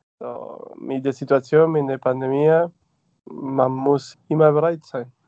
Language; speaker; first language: German; non-native, fluent; Spanish